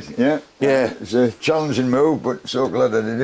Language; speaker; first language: English; native; English